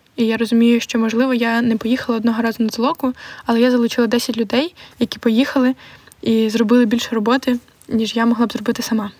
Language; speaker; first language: Ukrainian; native; Ukrainian